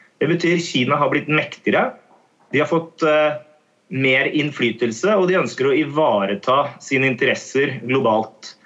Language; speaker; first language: Norwegian; native; Norwegian